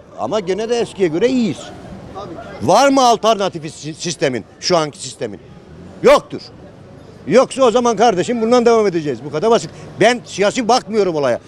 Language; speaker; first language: Turkish; native; Turkish